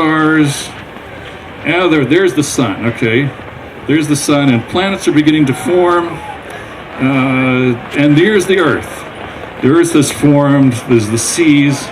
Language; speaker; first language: English; native; English